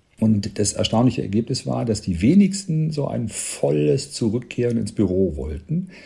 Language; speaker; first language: German; native; German